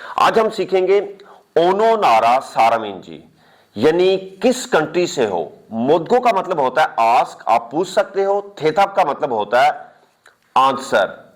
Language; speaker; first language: Urdu; non-native, local second language; Punjabi